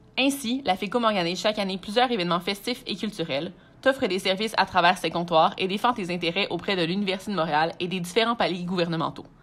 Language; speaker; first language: French; native; French